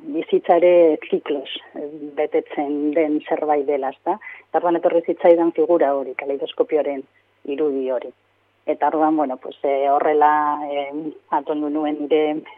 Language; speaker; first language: Basque; non-native, local second language; Spanish